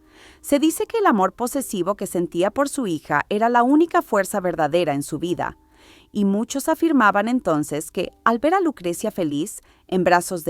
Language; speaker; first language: Spanish; native; Spanish